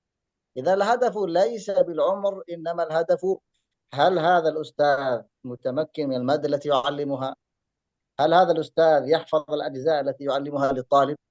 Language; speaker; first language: Arabic; native; Arabic